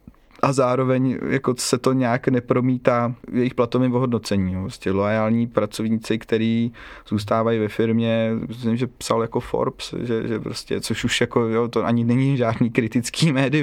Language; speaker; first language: Czech; native; Czech